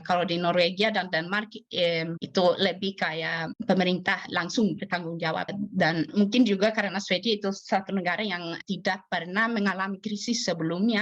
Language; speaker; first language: Indonesian; non-native, fluent; Swedish